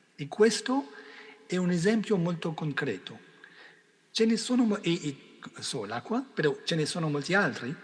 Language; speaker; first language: Italian; non-native, fluent; French